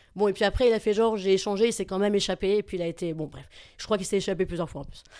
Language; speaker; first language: French; native; French